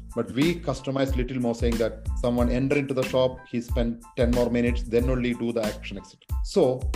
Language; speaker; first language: English; non-native, local second language; Malayalam